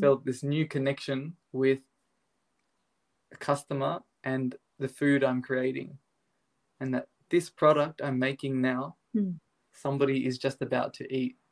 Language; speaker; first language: English; native; English